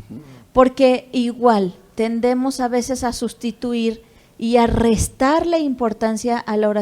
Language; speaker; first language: Spanish; native; Spanish